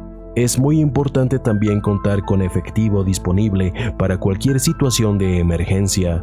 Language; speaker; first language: Spanish; native; Spanish